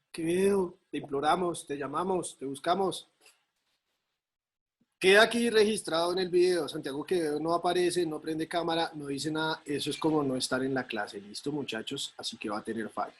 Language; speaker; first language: Spanish; native; Spanish